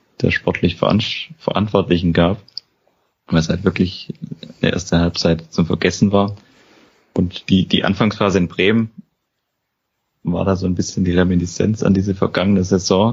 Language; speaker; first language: German; native; German